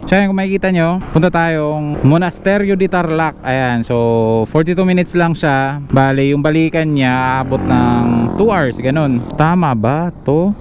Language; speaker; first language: Filipino; native; Filipino